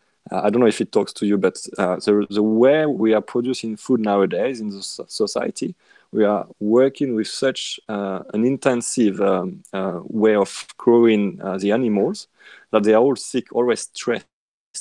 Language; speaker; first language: English; non-native, fluent; French